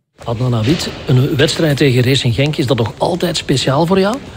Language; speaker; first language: Dutch; native; Dutch